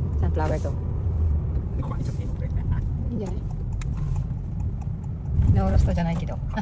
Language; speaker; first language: Japanese; non-native, learner; Filipino